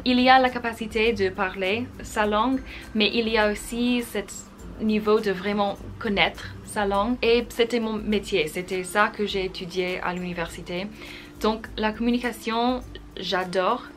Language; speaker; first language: French; non-native, fluent; English